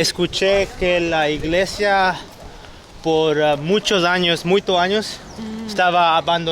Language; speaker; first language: Spanish; non-native, learner; English